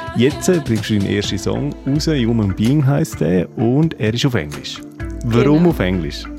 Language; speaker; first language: German; native; German